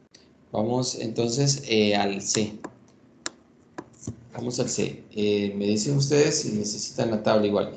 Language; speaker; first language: Spanish; native; Spanish